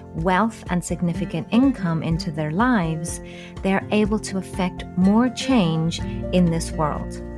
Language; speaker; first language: English; native; English